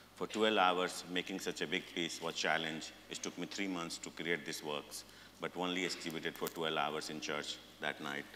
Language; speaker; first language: English; non-native, local second language; Hindi